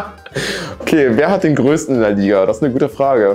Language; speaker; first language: German; native; German